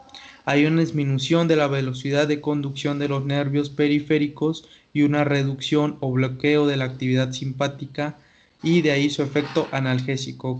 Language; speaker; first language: Spanish; native; Spanish